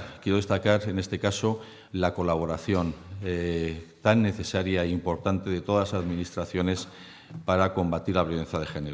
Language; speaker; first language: Spanish; native; Spanish